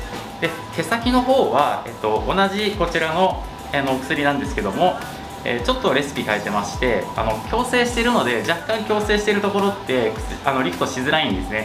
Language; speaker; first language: Japanese; native; Japanese